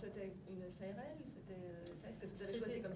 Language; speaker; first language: French; native; French